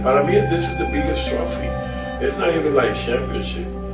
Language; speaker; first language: English; non-native, fluent; Spanish